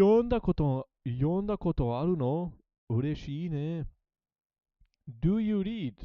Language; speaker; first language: Japanese; non-native, learner; English